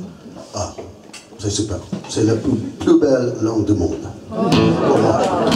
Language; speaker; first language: French; non-native, learner; English